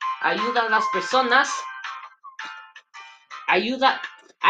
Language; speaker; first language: Spanish; non-native, learner; English